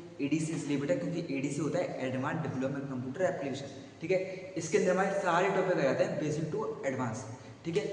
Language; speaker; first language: Hindi; native; Hindi